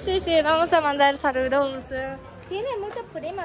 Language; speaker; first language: Spanish; non-native, learner; Japanese